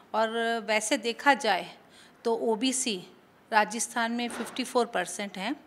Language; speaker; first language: Hindi; native; Hindi